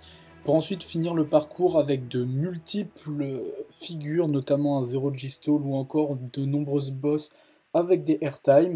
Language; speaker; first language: French; native; French